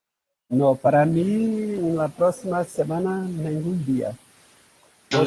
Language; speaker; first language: Spanish; non-native, learner; Portuguese